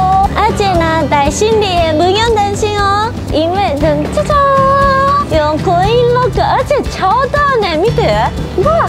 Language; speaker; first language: Chinese; non-native, fluent; Japanese